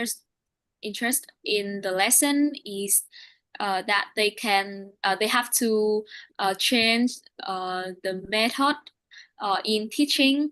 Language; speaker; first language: English; non-native, learner; Vietnamese